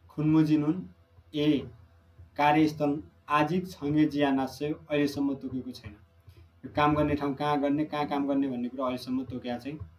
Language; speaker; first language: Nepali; native; Nepali